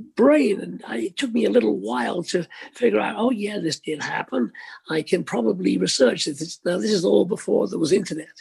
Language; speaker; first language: English; native; English